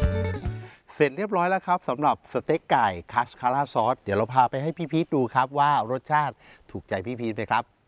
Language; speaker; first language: Thai; native; Thai